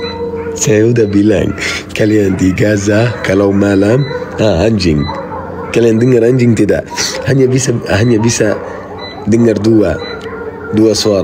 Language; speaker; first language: Indonesian; non-native, fluent; Arabic